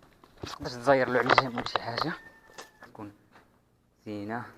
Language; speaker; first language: Arabic; native; Arabic